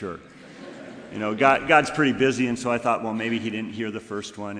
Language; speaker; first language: English; native; English